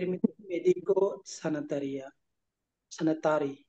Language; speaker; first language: Italian; non-native, learner; Bangla